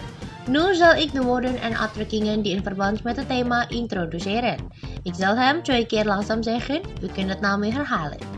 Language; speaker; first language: Dutch; non-native, fluent; Indonesian